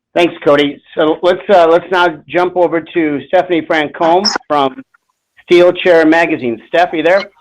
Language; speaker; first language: English; native; English